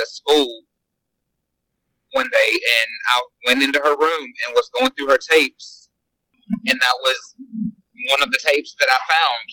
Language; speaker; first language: English; native; English